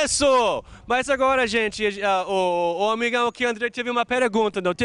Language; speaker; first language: Portuguese; non-native, fluent; English